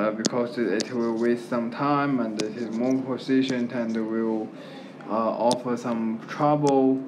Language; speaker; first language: English; non-native, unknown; Chinese